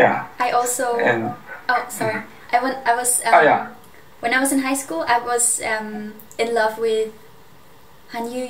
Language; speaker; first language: English; non-native, fluent; German